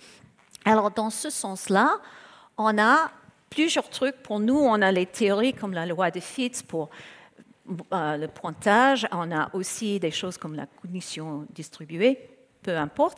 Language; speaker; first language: French; non-native, fluent; English